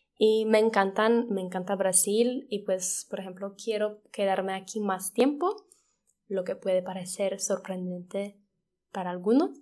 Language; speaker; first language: Spanish; non-native, fluent; Polish